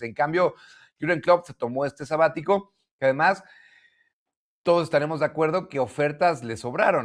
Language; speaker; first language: Spanish; native; Spanish